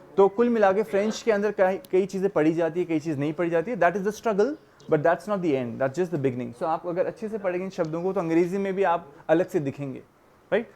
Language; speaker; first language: Hindi; native; Hindi